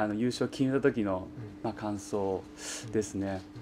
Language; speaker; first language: Japanese; native; Japanese